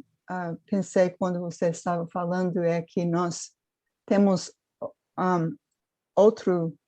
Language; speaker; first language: Portuguese; non-native, fluent; English